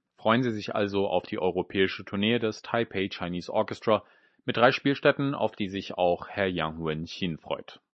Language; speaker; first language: German; native; German